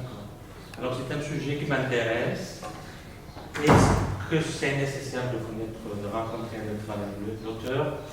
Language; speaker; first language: French; non-native, fluent; Spanish